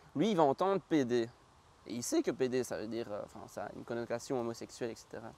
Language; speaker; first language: French; native; French